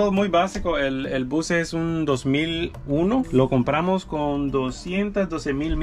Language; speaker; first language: Spanish; native; Spanish